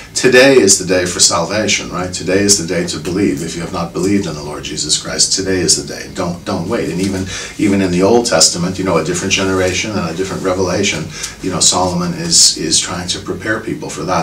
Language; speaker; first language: English; native; English